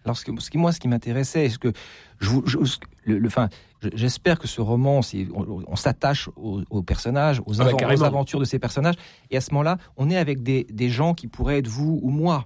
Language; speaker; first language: French; native; French